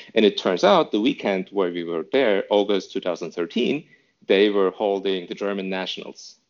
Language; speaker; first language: English; non-native, fluent; Turkish